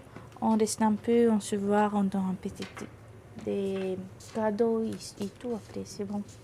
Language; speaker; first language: French; non-native, fluent; Romanian